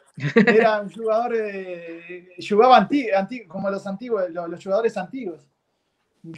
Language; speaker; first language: Portuguese; non-native, fluent; Spanish